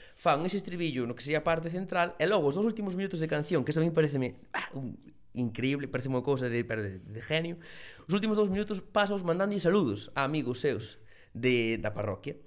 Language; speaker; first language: Galician; native; Galician